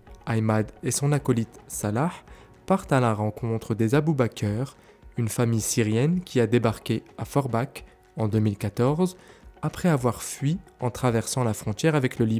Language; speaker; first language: French; native; French